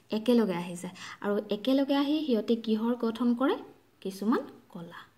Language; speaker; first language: Assamese; non-native, local second language; Bangla